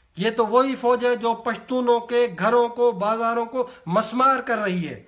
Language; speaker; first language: Urdu; non-native, local second language; Sindhi